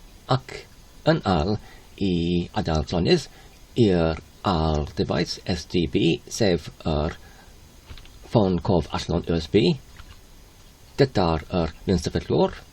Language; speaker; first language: Welsh; non-native, learner; Polish